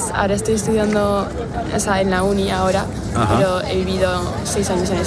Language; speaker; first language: Spanish; non-native, fluent; French